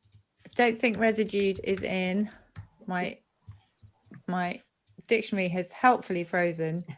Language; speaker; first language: English; native; English